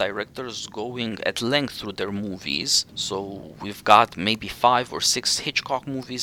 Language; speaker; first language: English; non-native, fluent; Romanian